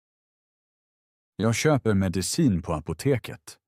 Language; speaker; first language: Swedish; non-native, fluent; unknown